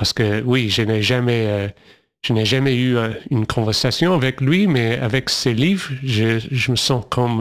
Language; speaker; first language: French; non-native, fluent; English